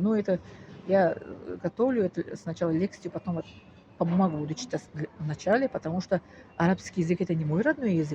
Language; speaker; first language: Russian; non-native, local second language; Tajik